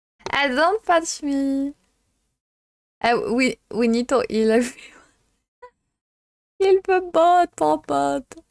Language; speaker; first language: English; non-native, fluent; French